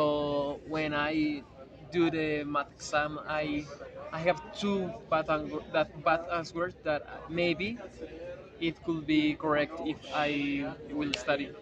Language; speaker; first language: English; non-native, learner; Spanish